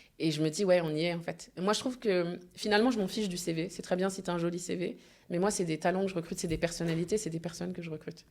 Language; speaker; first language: French; early bilingual, other home language; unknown